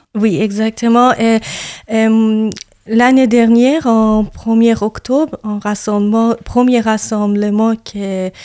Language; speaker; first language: French; non-native, learner; Persian